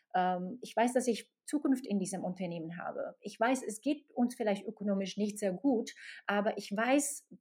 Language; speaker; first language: German; non-native, fluent; Slovak